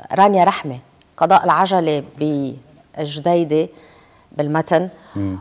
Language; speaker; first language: Arabic; native; Arabic